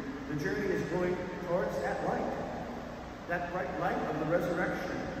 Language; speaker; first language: English; native; English